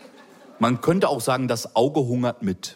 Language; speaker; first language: German; native; German